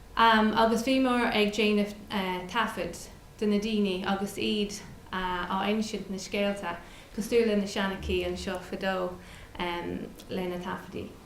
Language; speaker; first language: Irish; non-native, local second language; English